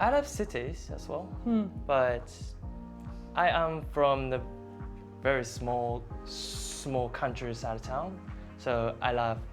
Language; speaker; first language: English; non-native, learner; Japanese